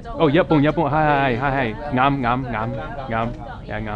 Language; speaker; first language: Cantonese; non-native, learner; English